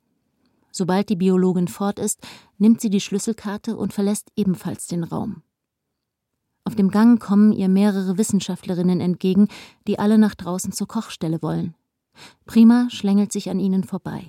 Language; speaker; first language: German; native; German